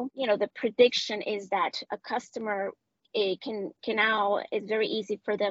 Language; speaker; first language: English; non-native, fluent; Spanish